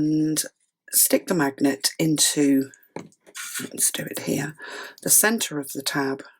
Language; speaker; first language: English; native; English